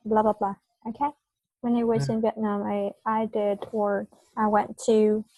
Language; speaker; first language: English; non-native, fluent; Vietnamese